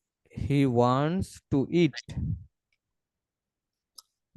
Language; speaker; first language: English; non-native, fluent; Bangla